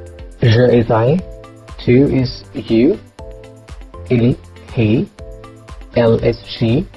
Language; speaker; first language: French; non-native, fluent; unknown